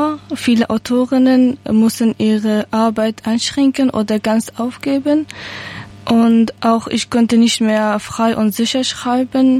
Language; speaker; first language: German; non-native, learner; Persian